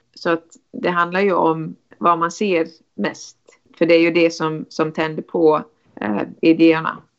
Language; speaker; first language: Swedish; non-native, fluent; Icelandic